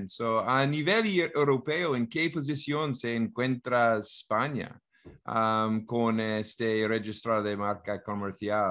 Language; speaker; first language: Spanish; non-native, learner; English